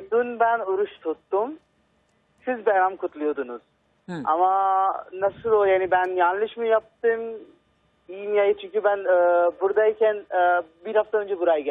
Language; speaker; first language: Turkish; non-native, learner; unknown